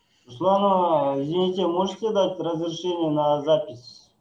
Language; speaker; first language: Russian; non-native, local second language; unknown